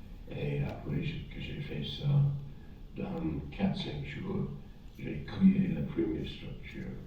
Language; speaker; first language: French; non-native, fluent; English